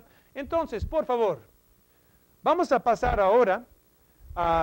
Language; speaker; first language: Spanish; non-native, fluent; English